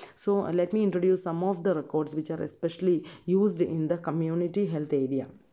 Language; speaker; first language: English; non-native, local second language; Malayalam